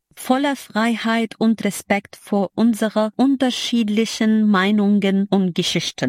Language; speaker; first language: German; non-native, fluent; Arabic